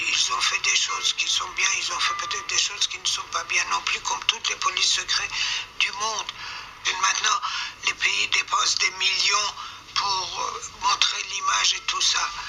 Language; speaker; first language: French; non-native, fluent; Persian